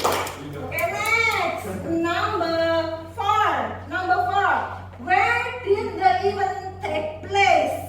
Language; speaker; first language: English; non-native, fluent; Indonesian